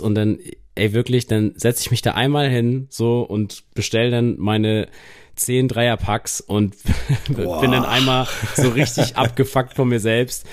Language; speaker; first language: German; native; German